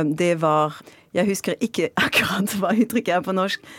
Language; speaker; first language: Norwegian; non-native, fluent; French